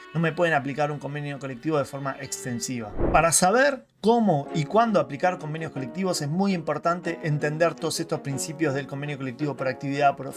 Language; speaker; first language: Spanish; native; Spanish